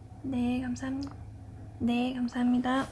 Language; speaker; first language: Korean; early bilingual, heritage; English